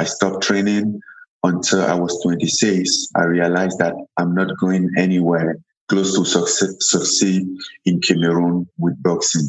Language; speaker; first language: English; non-native, local second language; French